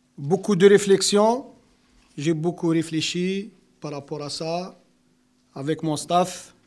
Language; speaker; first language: French; non-native, local second language; Arabic